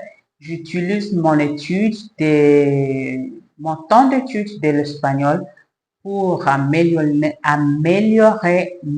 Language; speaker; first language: French; non-native, learner; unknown